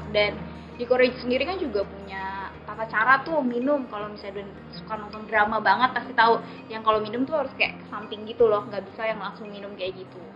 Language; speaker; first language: Indonesian; native; Indonesian